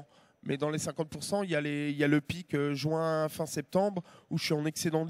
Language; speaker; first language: French; native; French